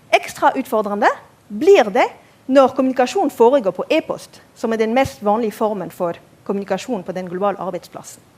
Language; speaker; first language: Norwegian; non-native, fluent; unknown